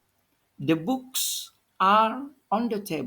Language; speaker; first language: English; non-native, fluent; Indonesian